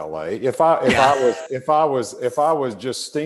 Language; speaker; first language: English; native; English